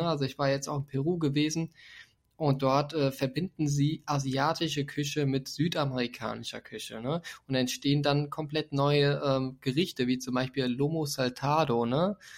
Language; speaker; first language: German; native; German